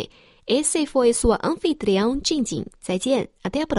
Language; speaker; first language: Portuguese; non-native, fluent; Chinese